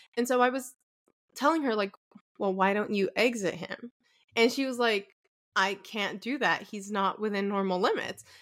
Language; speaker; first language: English; early bilingual, other home language; Arabic